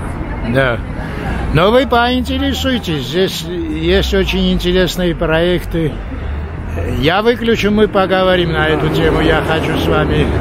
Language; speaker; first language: Russian; non-native, fluent; Armenian